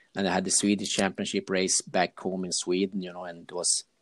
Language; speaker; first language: English; non-native, fluent; Swedish